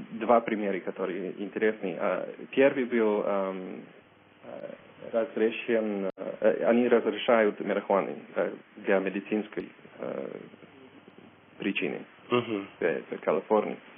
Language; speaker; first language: Russian; non-native, learner; English